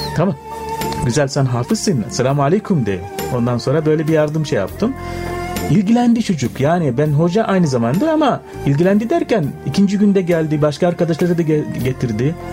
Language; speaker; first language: Turkish; non-native, fluent; Arabic